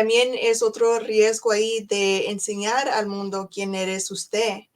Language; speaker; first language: Spanish; early bilingual, other home language; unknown